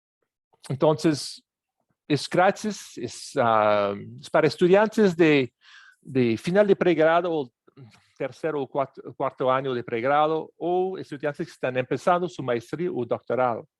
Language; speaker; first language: Spanish; non-native, fluent; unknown